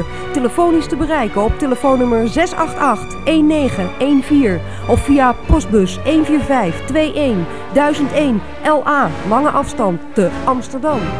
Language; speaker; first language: Dutch; native; Dutch